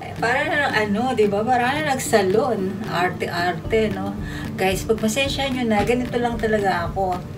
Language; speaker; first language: Filipino; non-native, local second language; Pampanga